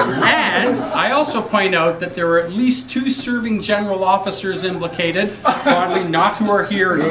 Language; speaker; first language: English; native; English